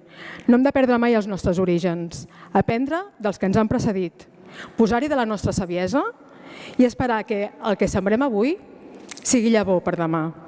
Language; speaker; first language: Catalan; native; Catalan